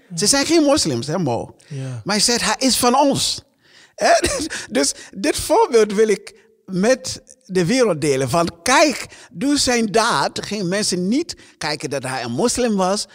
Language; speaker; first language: Dutch; non-native, fluent; English